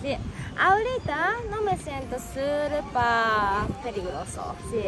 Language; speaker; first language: Spanish; non-native, learner; Japanese